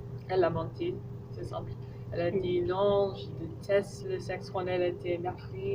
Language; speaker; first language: French; non-native, learner; English